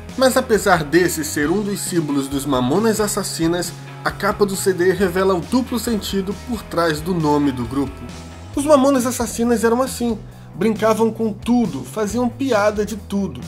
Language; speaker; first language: Portuguese; native; Portuguese